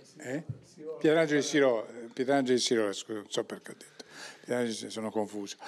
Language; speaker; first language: Italian; native; Italian